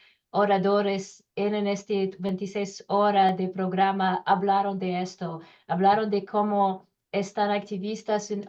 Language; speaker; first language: Spanish; non-native, learner; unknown